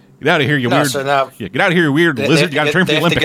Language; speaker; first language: English; native; English